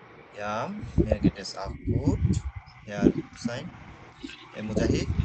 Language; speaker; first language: German; non-native, fluent; Bangla